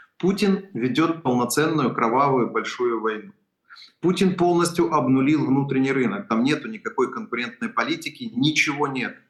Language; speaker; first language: Russian; non-native, local second language; Ukrainian